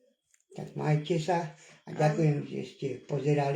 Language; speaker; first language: Slovak; non-native, local second language; Hungarian